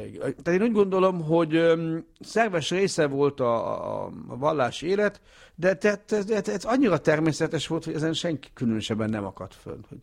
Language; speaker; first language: Hungarian; early bilingual, heritage; Hungarian